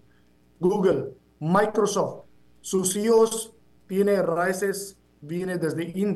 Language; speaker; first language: Spanish; non-native, fluent; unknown